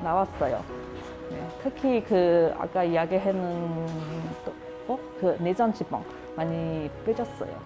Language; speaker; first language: Korean; non-native, learner; Chinese